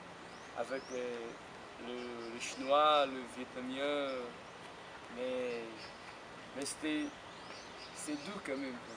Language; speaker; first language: French; non-native, fluent; Portuguese